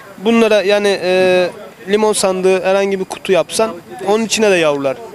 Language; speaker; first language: Turkish; native; Turkish